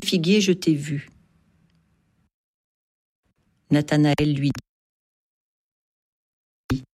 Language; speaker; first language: French; native; French